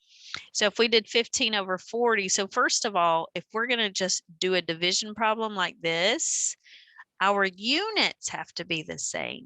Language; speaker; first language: English; native; English